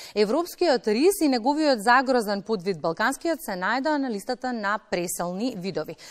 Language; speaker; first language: Macedonian; native; Macedonian